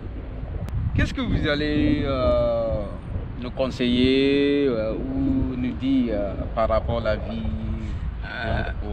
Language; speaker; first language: French; non-native, learner; English